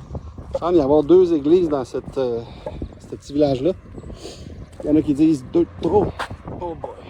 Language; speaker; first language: French; native; French